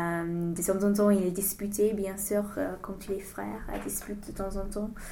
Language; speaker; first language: French; non-native, learner; English